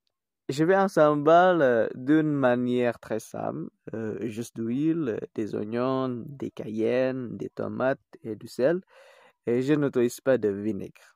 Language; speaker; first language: French; non-native, fluent; Indonesian